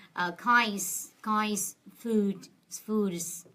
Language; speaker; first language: English; non-native, fluent; Vietnamese